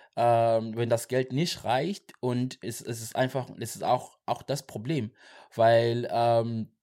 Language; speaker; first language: German; non-native, learner; Xhosa